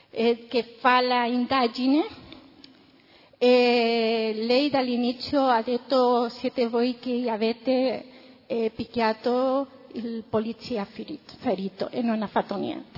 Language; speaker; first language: Italian; non-native, fluent; Spanish